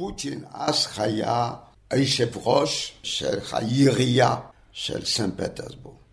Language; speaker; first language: Hebrew; non-native, fluent; French